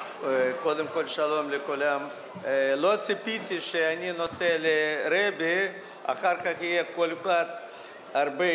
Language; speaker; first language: Hebrew; non-native, fluent; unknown